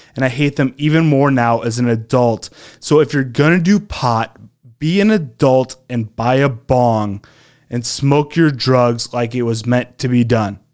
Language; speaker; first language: English; native; English